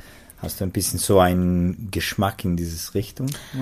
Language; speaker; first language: German; non-native, local second language; Italian